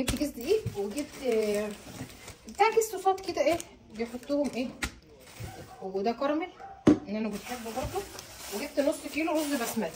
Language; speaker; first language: Arabic; native; Arabic